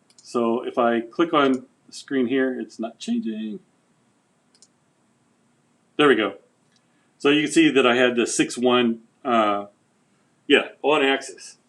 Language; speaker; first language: English; native; English